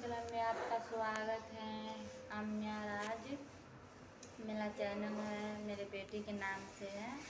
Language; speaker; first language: Hindi; non-native, local second language; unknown